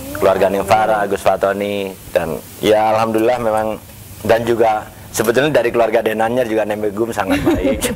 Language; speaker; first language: Indonesian; non-native, local second language; Madurese